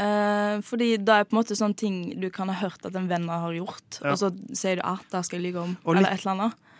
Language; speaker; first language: Norwegian; native; Norwegian